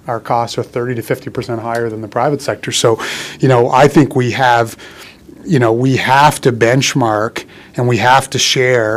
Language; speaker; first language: English; native; English